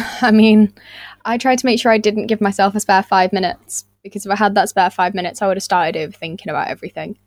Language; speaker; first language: English; native; English